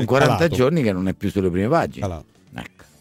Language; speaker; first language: Italian; native; Italian